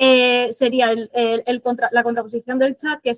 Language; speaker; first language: Spanish; native; Spanish